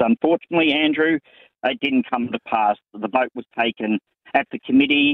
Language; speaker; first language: English; native; English